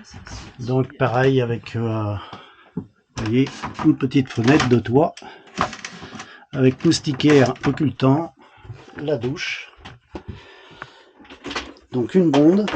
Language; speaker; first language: French; native; French